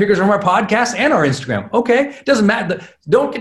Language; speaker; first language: English; native; English